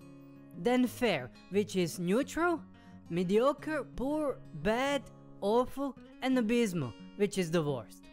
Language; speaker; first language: English; non-native, fluent; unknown